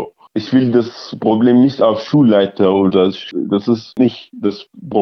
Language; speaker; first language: German; early bilingual, other home language; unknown